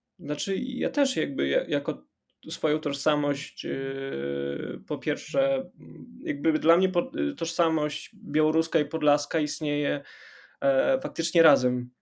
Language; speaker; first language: Polish; non-native, local second language; Ukrainian